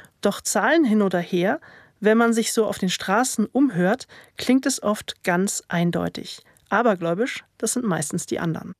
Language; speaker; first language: German; native; German